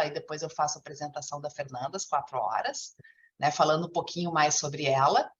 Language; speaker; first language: Portuguese; native; Portuguese